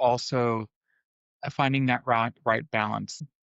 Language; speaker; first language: English; native; English